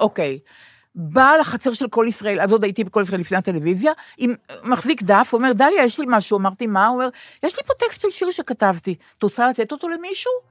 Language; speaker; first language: Hebrew; native; Hebrew